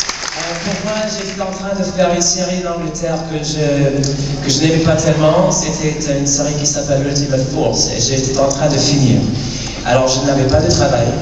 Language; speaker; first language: French; non-native, fluent; English